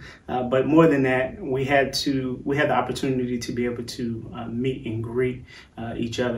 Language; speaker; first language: English; native; English